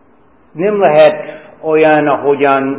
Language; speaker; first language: Hungarian; non-native, fluent; English